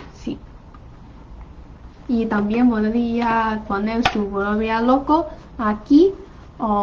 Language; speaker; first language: Spanish; non-native, learner; Chinese